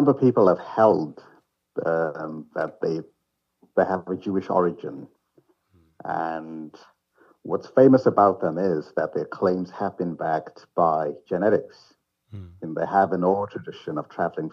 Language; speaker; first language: English; non-native, local second language; Shona